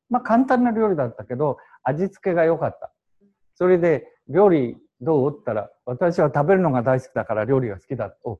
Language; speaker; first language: Japanese; native; Japanese